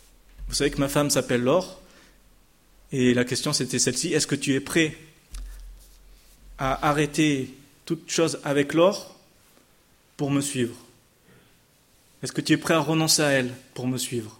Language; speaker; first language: French; native; French